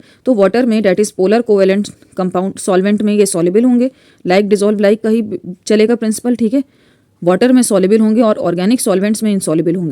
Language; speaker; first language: Hindi; native; Hindi